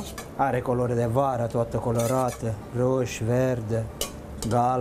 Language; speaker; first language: Romanian; non-native, fluent; Italian